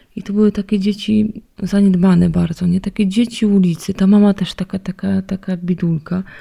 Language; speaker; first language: Polish; native; Polish